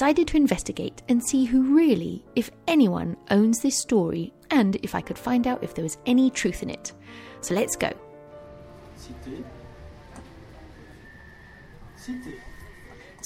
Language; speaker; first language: English; native; English